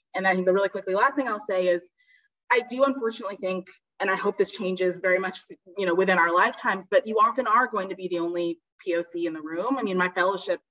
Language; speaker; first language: English; native; English